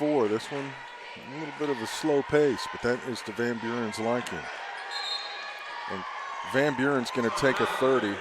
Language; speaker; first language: English; native; English